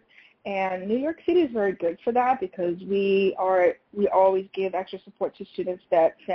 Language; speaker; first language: English; non-native, fluent; Portuguese